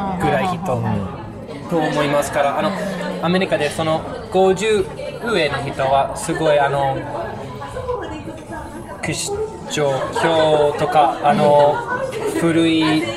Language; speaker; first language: Japanese; non-native, learner; English